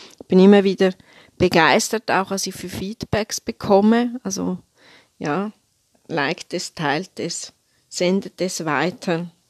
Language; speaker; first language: German; native; German